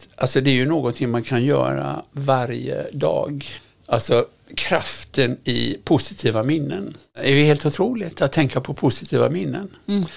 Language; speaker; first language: Swedish; native; Swedish